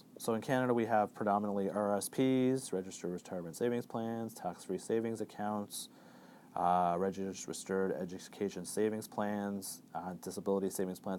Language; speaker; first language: English; native; English